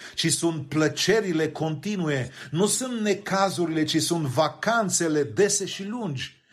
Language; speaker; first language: Romanian; native; Romanian